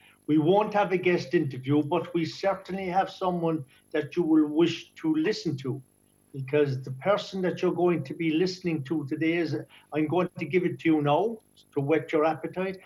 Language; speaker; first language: English; native; English